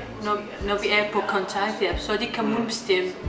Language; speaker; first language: Danish; non-native, learner; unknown